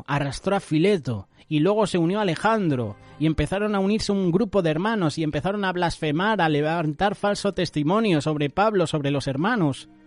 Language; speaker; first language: Spanish; native; Spanish